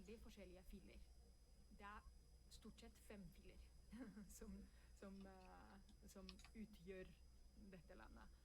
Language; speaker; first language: Norwegian; non-native, fluent; Spanish